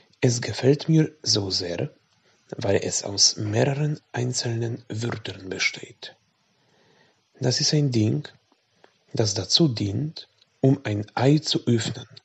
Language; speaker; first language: German; non-native, fluent; Polish